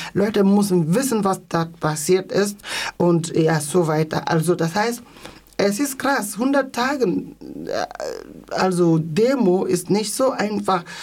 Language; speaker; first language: German; non-native, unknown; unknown